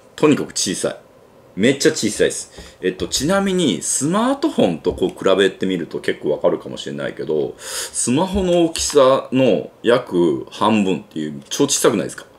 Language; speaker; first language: Japanese; native; Japanese